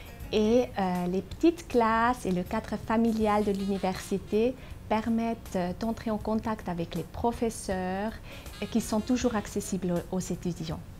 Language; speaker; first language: French; non-native, local second language; German